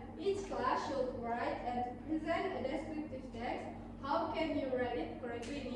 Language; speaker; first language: English; non-native, learner; Indonesian